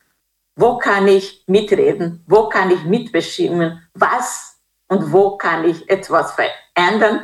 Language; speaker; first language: German; non-native, fluent; Kinyarwanda